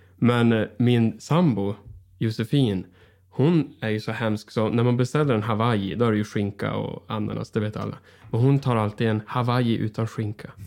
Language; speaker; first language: Swedish; native; Swedish